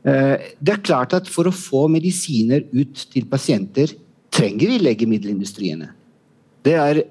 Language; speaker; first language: Norwegian; non-native, fluent; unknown